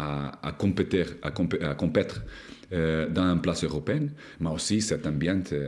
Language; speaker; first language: French; non-native, learner; Portuguese